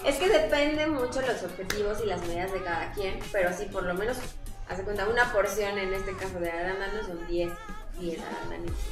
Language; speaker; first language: Spanish; native; Spanish